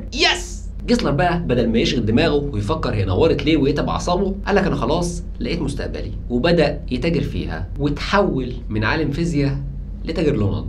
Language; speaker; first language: Arabic; native; Arabic